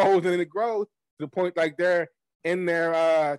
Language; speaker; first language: English; native; English